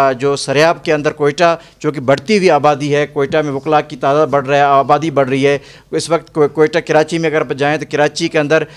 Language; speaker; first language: Urdu; non-native, local second language; Baluchi